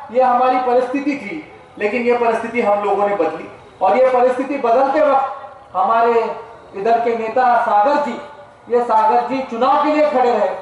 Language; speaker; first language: Hindi; non-native, local second language; Marathi